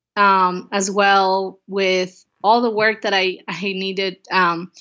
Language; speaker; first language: English; early bilingual, other home language; Spanish